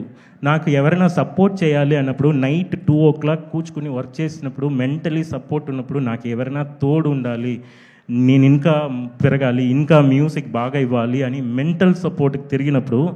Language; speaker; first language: Telugu; non-native, fluent; Tamil